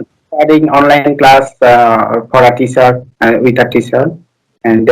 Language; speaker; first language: English; non-native, learner; Bangla